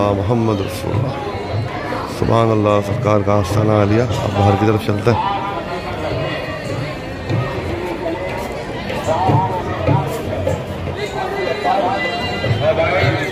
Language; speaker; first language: Urdu; native; Urdu